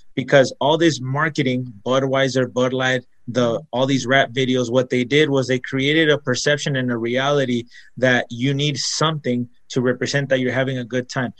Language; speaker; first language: English; early bilingual, other home language; Spanish